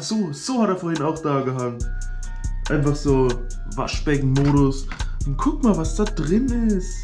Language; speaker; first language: German; native; German